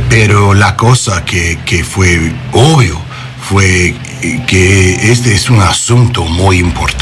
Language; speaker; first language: Spanish; non-native, learner; English